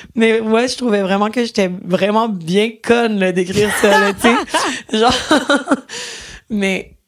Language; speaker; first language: French; native; French